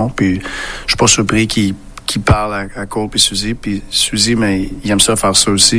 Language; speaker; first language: French; native; French